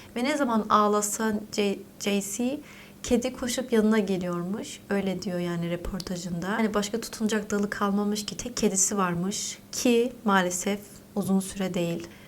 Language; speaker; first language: Turkish; early bilingual, heritage; Turkish